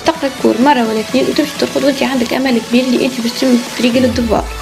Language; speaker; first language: Arabic; native; Arabic